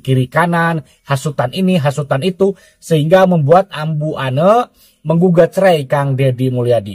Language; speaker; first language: Indonesian; native; Indonesian